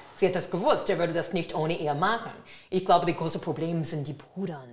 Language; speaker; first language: German; non-native, fluent; English